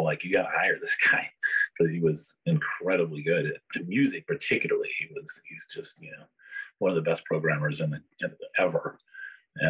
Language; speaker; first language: English; native; English